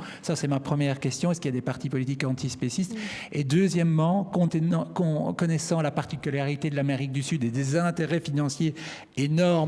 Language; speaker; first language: French; native; French